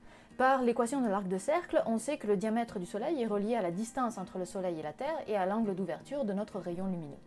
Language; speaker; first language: French; native; French